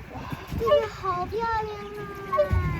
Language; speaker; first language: Chinese; early bilingual, heritage; Chinese